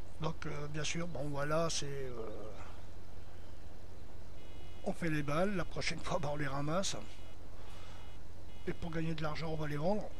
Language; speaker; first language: French; native; French